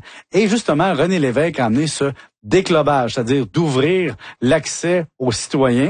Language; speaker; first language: French; native; French